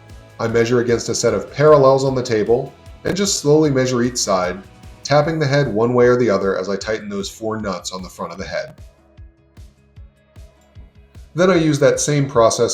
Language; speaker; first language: English; native; English